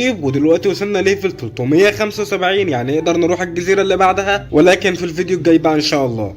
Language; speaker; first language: Arabic; native; Arabic